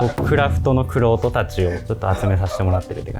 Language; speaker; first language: Japanese; native; Japanese